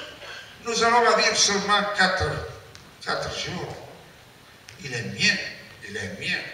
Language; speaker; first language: French; non-native, learner; Italian